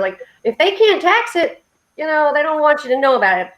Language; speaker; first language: English; native; English